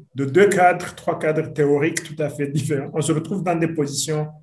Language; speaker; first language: French; non-native, local second language; Rundi